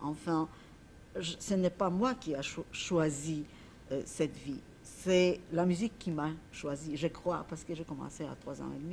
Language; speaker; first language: French; non-native, fluent; Polish